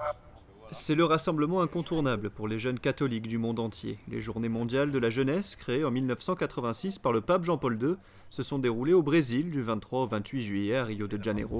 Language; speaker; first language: French; native; French